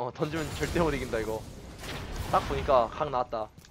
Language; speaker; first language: Korean; native; Korean